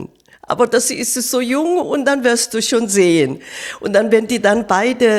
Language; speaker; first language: German; non-native, fluent; Korean